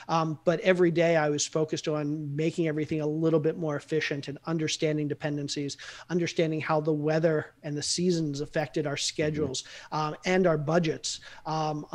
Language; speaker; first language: English; native; English